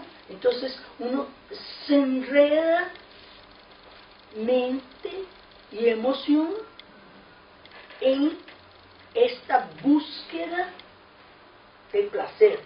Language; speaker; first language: Spanish; non-native, fluent; Portuguese